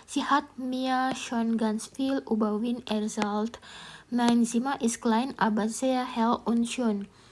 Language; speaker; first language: German; non-native, learner; Indonesian